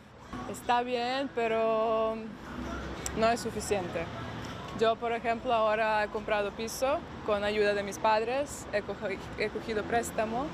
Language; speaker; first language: Spanish; non-native, fluent; Serbian